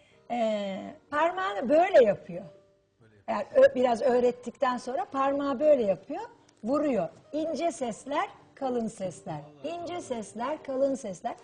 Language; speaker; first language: Turkish; native; Turkish